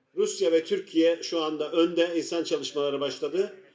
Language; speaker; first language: Turkish; native; Turkish